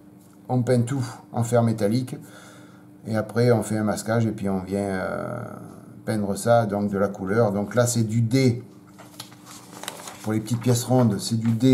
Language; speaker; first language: French; native; French